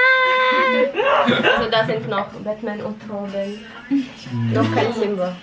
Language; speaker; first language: German; non-native, fluent; Russian